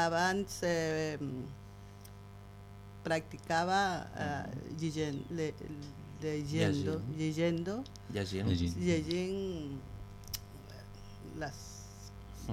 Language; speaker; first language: Catalan; non-native, learner; Spanish